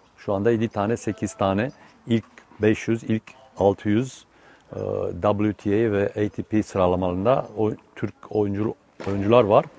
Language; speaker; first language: Turkish; non-native, fluent; Romanian